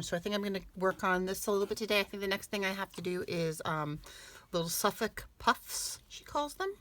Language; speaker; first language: English; native; English